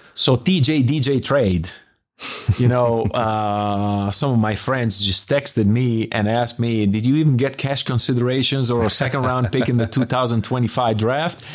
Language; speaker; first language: English; non-native, fluent; Italian